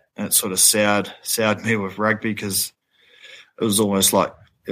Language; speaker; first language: English; native; English